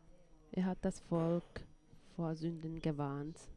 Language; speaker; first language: German; non-native, fluent; Finnish